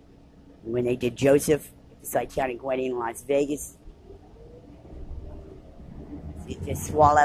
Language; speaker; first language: English; native; English